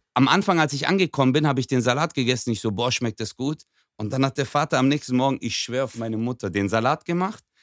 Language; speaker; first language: German; early bilingual, other home language; Turkish